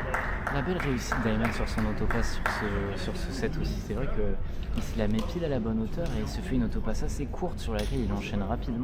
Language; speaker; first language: French; native; French